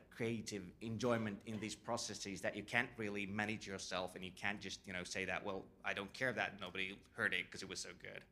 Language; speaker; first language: English; non-native, fluent; Finnish